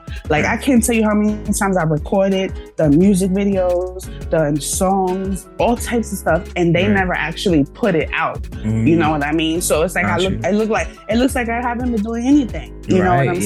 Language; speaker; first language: English; native; English